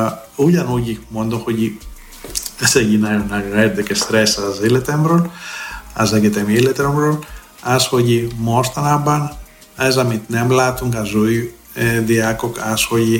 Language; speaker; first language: Hungarian; non-native, fluent; Greek